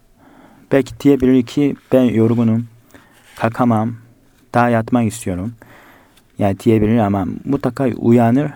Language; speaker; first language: Turkish; non-native, fluent; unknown